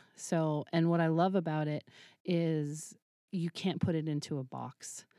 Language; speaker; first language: English; native; English